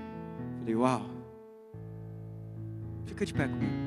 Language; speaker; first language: Portuguese; native; Portuguese